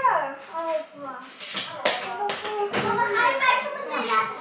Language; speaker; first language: Dutch; native; Dutch